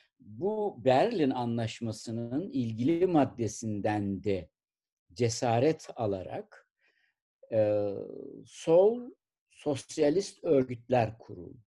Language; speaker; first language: Turkish; native; Turkish